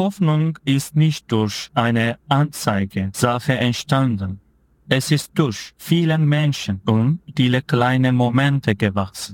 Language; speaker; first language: German; non-native, fluent; Turkish